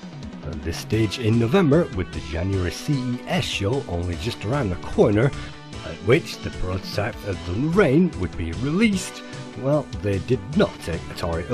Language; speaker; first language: English; native; English